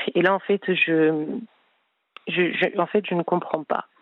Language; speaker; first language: French; non-native, fluent; Spanish